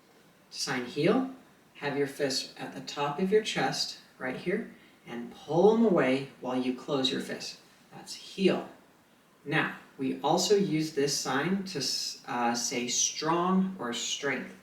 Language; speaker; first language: English; native; English